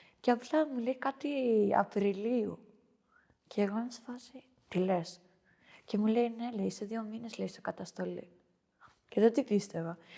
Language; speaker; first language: Greek; early bilingual, other home language; Albanian